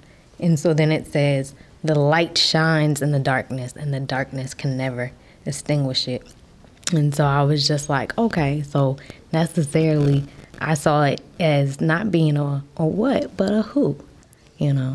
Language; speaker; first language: English; native; English